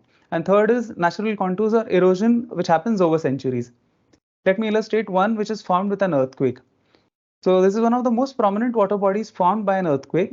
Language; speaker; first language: English; non-native, local second language; Marathi